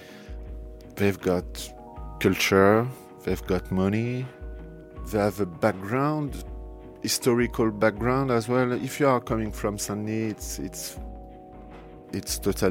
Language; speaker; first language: English; non-native, fluent; French